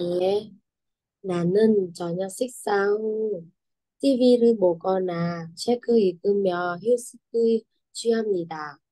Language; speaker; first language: Korean; non-native, learner; Vietnamese